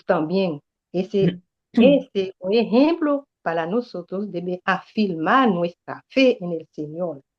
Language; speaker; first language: Spanish; non-native, learner; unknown